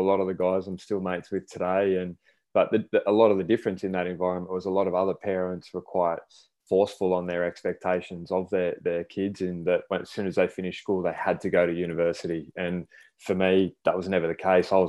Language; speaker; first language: English; native; English